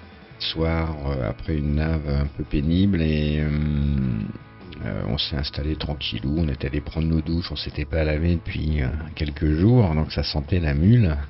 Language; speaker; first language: French; native; French